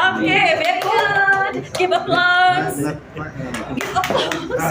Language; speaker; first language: English; non-native, fluent; Indonesian